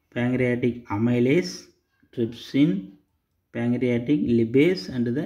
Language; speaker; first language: English; non-native, local second language; Tamil